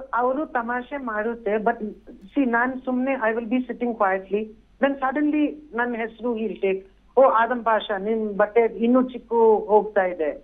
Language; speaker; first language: Kannada; non-native, learner; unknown